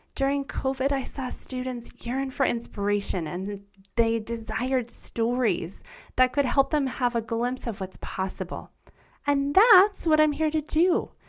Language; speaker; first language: English; early bilingual, other home language; German